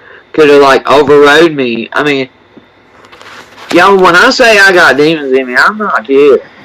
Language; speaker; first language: English; native; English